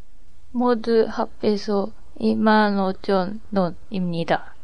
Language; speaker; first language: Korean; non-native, learner; Japanese